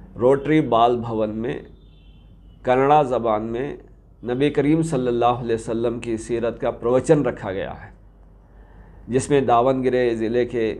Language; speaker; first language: Hindi; non-native, local second language; Urdu